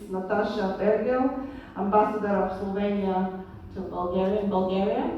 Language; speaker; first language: English; non-native, fluent; Bulgarian